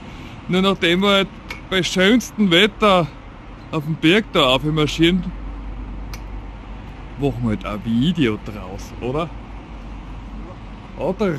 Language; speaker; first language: German; native; German